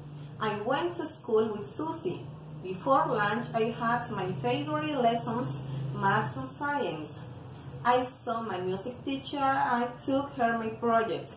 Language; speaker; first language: English; non-native, fluent; Spanish